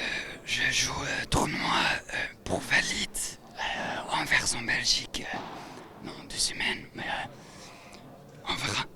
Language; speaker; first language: French; non-native, local second language; Dutch